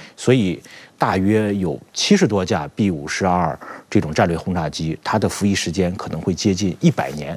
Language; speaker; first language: Chinese; native; Chinese